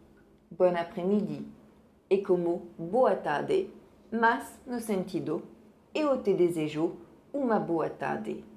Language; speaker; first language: Portuguese; non-native, fluent; French